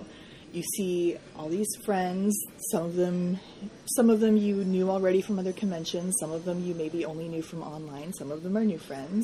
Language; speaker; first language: English; native; English